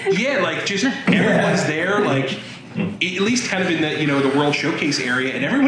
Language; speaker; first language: English; native; English